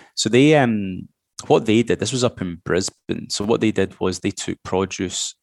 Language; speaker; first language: English; native; English